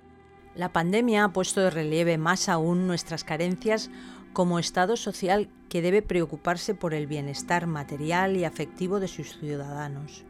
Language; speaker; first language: Spanish; native; Spanish